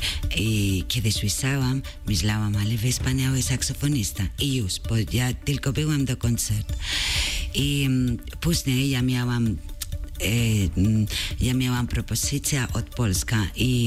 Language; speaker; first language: Polish; non-native, learner; Spanish